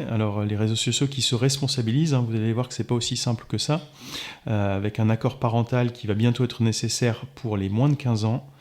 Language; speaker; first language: French; native; French